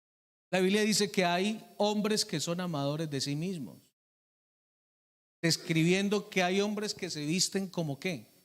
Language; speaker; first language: Spanish; native; Spanish